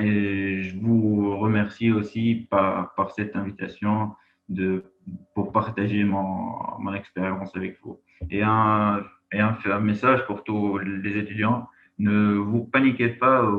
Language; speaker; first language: French; non-native, local second language; Arabic